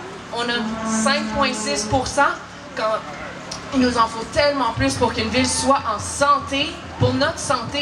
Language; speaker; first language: French; native; French